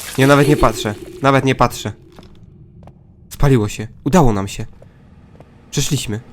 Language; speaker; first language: Polish; native; Polish